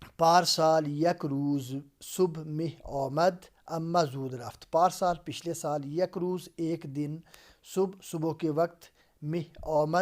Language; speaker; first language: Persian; non-native, fluent; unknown